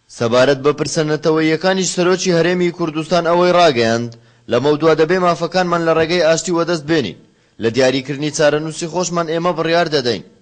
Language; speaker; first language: Central Kurdish; native; Central Kurdish